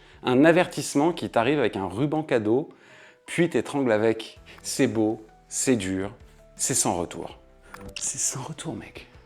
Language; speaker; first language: French; native; French